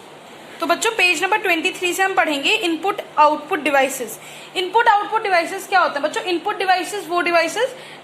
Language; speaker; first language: Hindi; native; Hindi